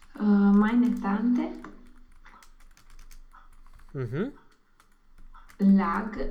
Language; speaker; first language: German; non-native, learner; Romanian